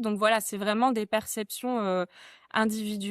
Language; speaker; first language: French; native; French